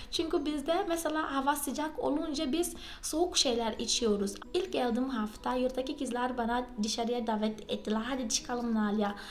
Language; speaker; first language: Turkish; non-native, fluent; Portuguese